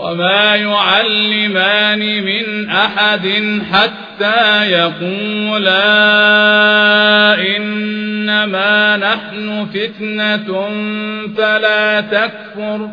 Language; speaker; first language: Arabic; native; Arabic